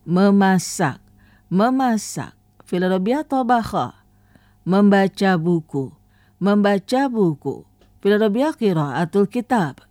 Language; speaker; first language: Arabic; non-native, fluent; Indonesian